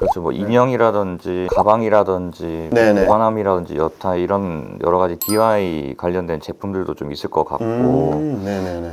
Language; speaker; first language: Korean; native; Korean